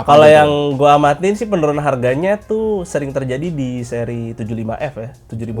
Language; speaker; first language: Indonesian; native; Indonesian